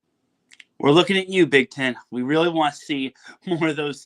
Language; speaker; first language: English; native; English